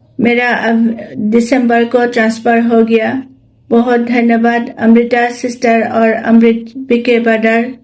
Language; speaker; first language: Hindi; non-native, local second language; Bodo